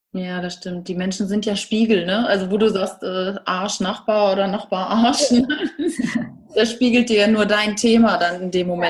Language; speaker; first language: German; native; German